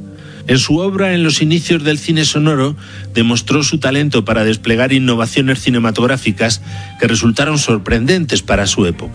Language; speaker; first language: Spanish; native; Spanish